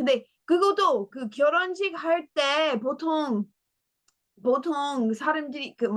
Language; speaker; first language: Korean; non-native, learner; English